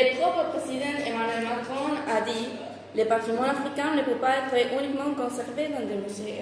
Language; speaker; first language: French; non-native, fluent; Spanish